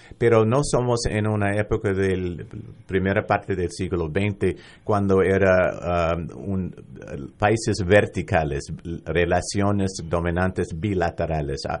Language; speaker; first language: Spanish; non-native, fluent; English